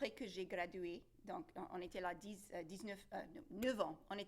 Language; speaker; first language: French; non-native, local second language; English